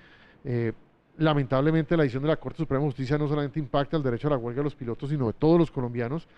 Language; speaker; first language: Spanish; native; Spanish